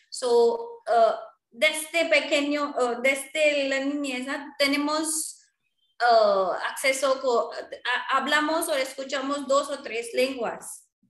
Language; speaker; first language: Spanish; non-native, fluent; Marwari